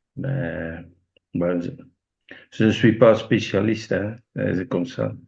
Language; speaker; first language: French; non-native, fluent; Dutch